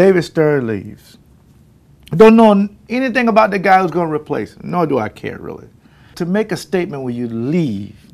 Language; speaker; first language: English; native; English